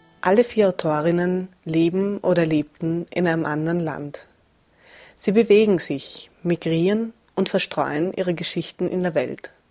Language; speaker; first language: German; native; German